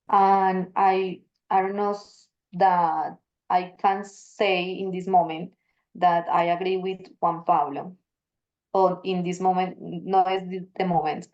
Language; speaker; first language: English; non-native, learner; Spanish